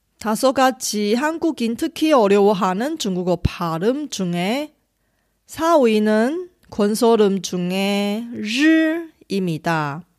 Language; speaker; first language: Korean; non-native, fluent; Chinese